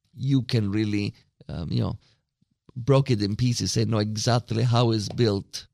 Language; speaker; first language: English; non-native, fluent; Italian